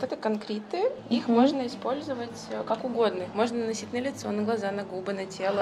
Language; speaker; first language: Russian; native; Russian